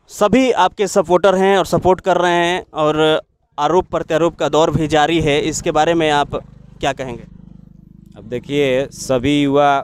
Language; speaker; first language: Hindi; native; Hindi